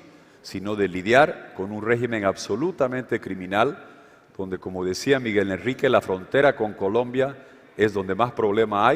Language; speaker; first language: Spanish; native; Spanish